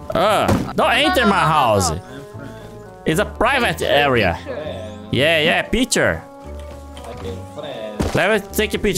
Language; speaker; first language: English; non-native, learner; Portuguese